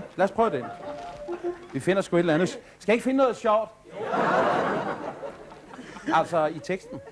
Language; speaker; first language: Danish; native; Danish